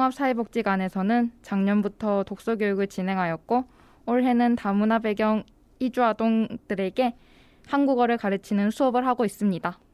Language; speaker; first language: Korean; native; Korean